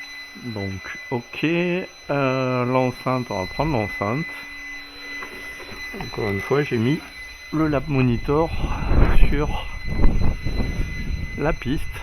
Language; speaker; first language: French; native; French